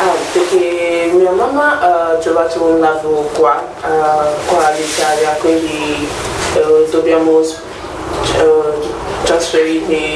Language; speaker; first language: Italian; non-native, learner; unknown